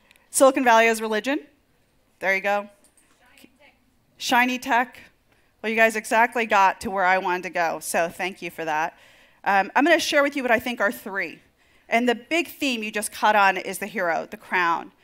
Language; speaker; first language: English; native; English